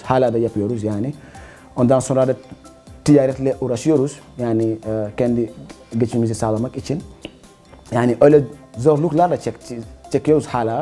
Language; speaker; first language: Turkish; non-native, fluent; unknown